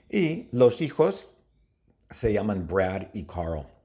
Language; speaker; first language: Spanish; non-native, fluent; English